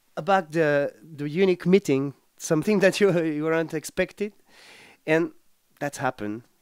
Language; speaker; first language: English; non-native, fluent; French